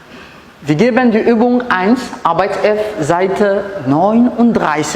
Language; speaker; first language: German; non-native, learner; French